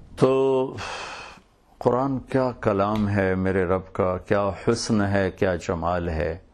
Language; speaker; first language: Urdu; non-native, local second language; Punjabi